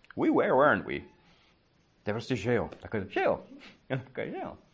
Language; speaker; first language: English; non-native, fluent; Czech